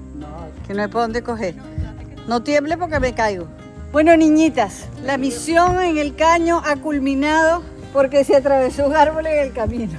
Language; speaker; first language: Spanish; native; Spanish